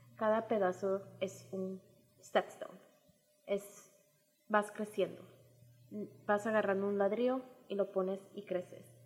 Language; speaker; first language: Spanish; early bilingual, heritage; Spanish